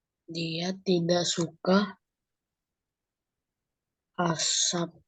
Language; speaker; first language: Indonesian; non-native, learner; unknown